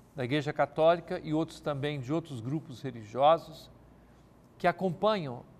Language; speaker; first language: Portuguese; native; Portuguese